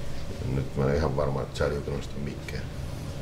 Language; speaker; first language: Finnish; native; Finnish